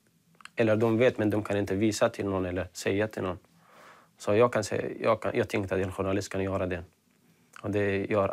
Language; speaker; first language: Swedish; non-native, learner; Persian